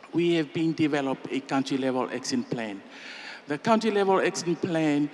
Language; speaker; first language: English; non-native, fluent; Tongan